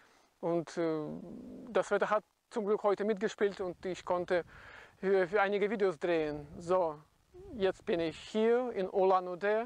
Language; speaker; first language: German; non-native, fluent; Russian